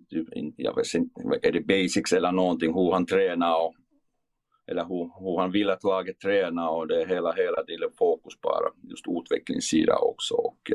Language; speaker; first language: Swedish; non-native, fluent; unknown